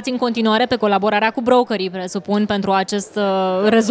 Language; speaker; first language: Romanian; native; Romanian